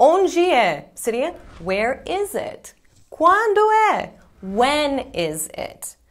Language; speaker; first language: Portuguese; non-native, fluent; English